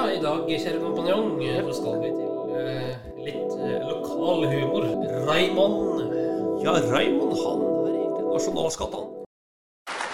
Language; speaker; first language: Norwegian; native; Norwegian